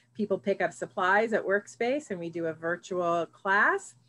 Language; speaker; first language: English; native; English